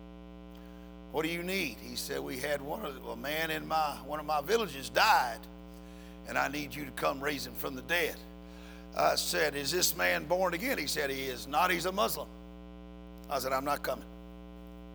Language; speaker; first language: English; native; English